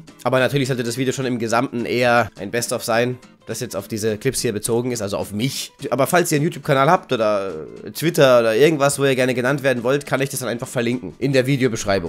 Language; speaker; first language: German; native; German